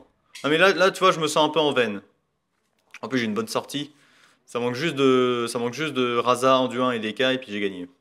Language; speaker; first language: French; native; French